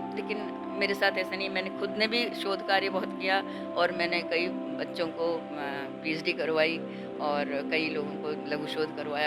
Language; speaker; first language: Hindi; non-native, local second language; Odia